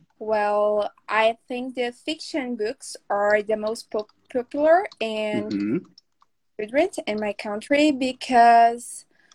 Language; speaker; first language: English; non-native, fluent; Portuguese